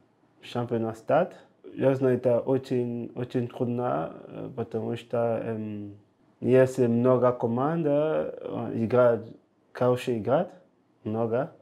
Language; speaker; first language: Russian; non-native, learner; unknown